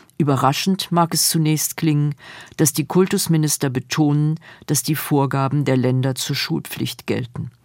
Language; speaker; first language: German; native; German